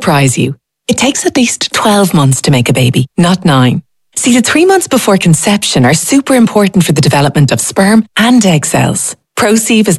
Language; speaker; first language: English; non-native, fluent; Japanese